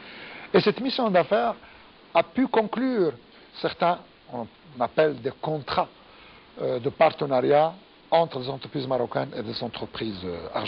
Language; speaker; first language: French; non-native, local second language; Arabic